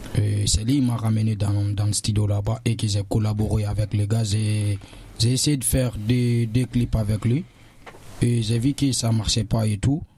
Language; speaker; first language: French; non-native, local second language; Susu